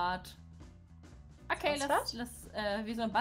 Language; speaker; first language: German; native; German